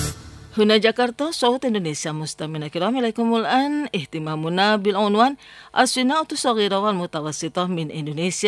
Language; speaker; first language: Arabic; non-native, fluent; Indonesian